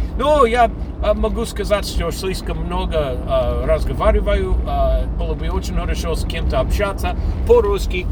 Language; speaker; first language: Russian; non-native, fluent; English